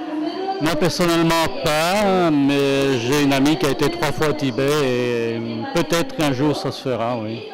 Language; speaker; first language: French; non-native, fluent; Italian